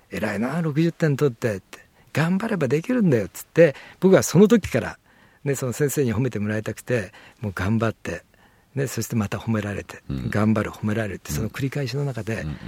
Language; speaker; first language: Japanese; native; Japanese